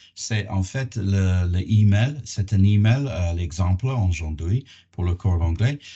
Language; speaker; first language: French; non-native, learner; English